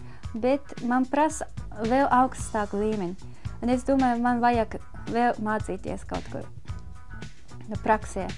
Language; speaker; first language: Latvian; non-native, fluent; Japanese